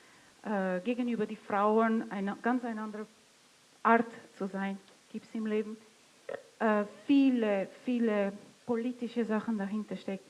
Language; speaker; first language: German; non-native, fluent; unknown